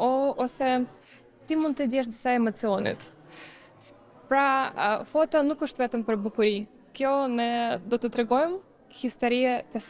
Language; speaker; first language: Albanian; non-native, learner; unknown